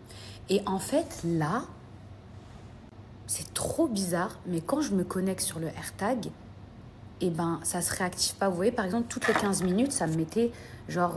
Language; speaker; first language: French; native; French